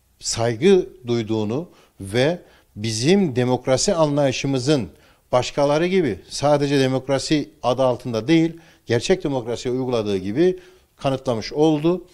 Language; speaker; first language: Turkish; native; Turkish